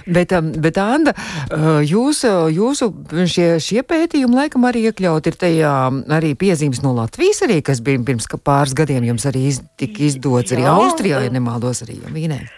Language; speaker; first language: Latvian; native; Latvian